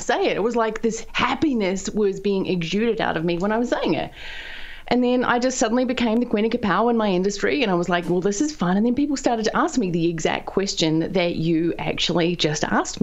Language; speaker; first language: English; native; English